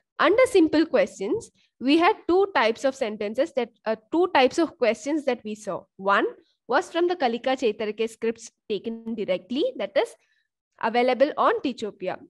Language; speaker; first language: English; non-native, local second language; Kannada